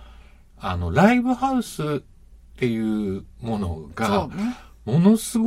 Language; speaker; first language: Japanese; native; Japanese